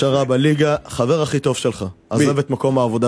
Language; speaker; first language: Hebrew; native; Hebrew